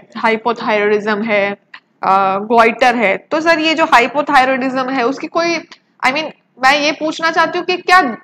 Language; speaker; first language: Hindi; non-native, local second language; Gujarati